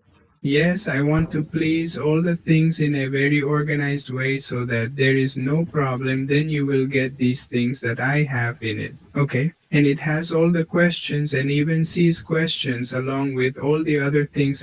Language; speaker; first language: English; non-native, learner; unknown